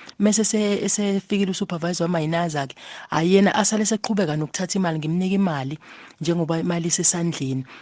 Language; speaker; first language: Zulu; native; Zulu